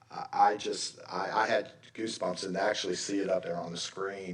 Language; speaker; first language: English; native; English